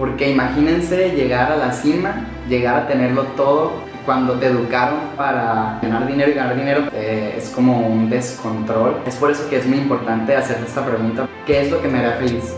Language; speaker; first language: Spanish; native; Spanish